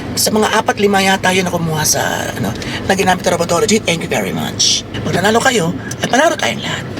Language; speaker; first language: Filipino; native; Filipino